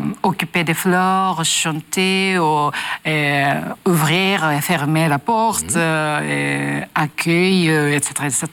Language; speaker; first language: French; non-native, learner; Japanese